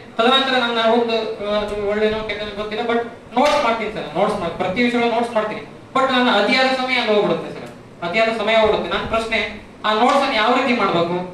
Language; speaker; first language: Kannada; native; Kannada